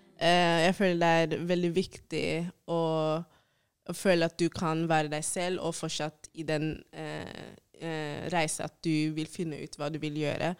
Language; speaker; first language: Norwegian; early bilingual, other home language; Swahili